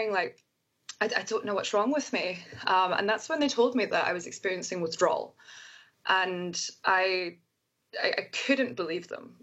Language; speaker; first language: English; native; English